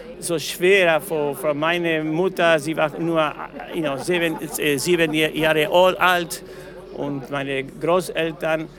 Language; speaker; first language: German; non-native, learner; English